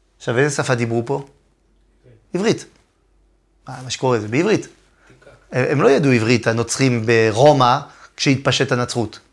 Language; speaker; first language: Hebrew; non-native, fluent; French